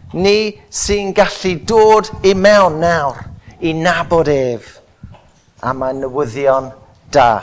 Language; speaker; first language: Welsh; non-native, local second language; English